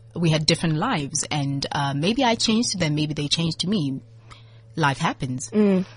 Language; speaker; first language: English; non-native, local second language; Southern Sotho